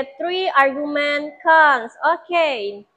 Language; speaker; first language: English; non-native, fluent; Indonesian